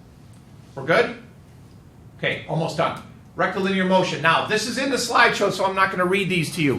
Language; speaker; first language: English; native; English